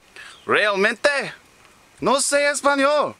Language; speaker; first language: Spanish; non-native, learner; English